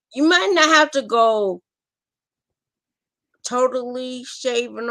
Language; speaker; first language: English; native; English